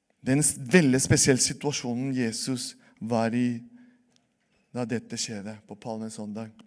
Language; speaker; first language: Norwegian; non-native, fluent; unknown